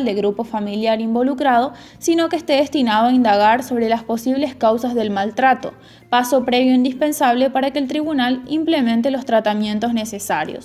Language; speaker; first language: Spanish; native; Spanish